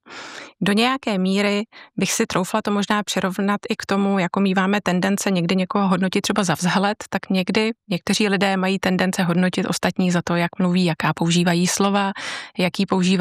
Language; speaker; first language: Czech; native; Czech